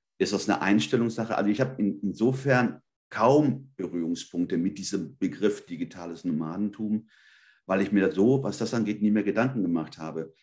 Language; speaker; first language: German; early bilingual, other home language; Spanish